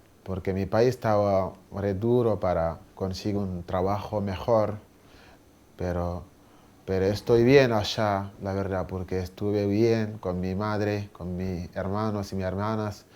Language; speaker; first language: Spanish; non-native, learner; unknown